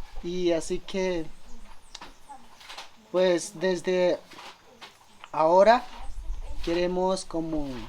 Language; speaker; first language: Spanish; non-native, local second language; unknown